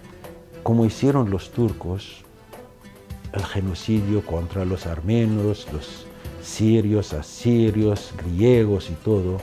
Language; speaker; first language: Spanish; non-native, fluent; Arabic